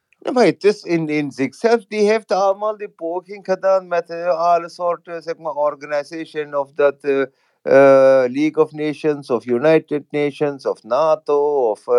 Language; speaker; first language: Dutch; non-native, fluent; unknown